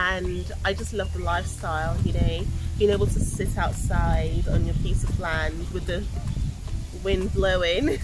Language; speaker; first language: English; non-native, local second language; Akan